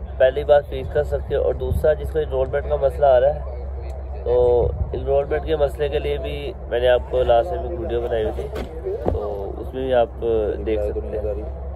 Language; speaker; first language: Urdu; non-native, local second language; Punjabi